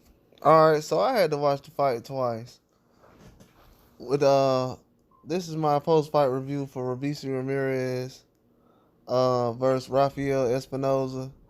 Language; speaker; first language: English; native; English